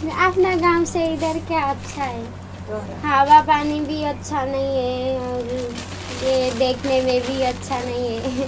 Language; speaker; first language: Hindi; non-native, fluent; Nepali